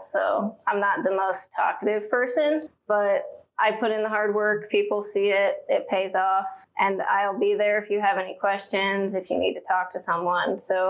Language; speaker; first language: English; native; English